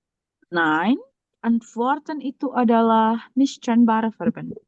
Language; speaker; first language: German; non-native, learner; Indonesian